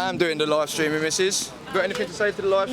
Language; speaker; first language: English; native; English